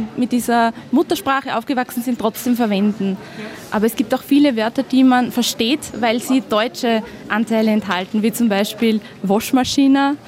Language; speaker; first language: German; native; German